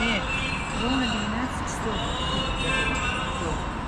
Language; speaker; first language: Russian; non-native, local second language; Tajik